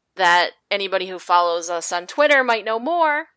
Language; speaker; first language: English; native; English